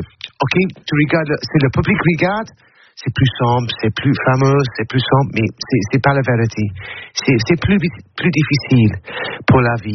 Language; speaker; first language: French; non-native, learner; English